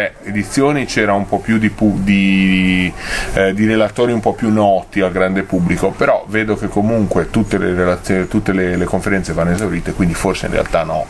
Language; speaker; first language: Italian; native; Italian